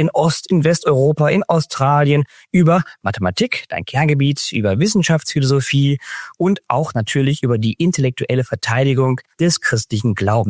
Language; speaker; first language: German; native; German